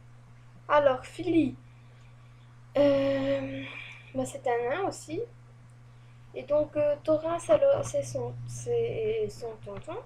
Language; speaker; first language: French; native; French